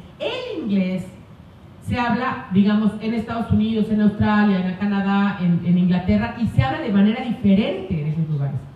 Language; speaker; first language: Spanish; native; Spanish